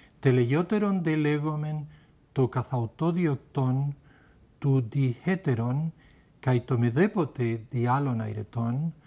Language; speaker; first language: Greek; non-native, fluent; Spanish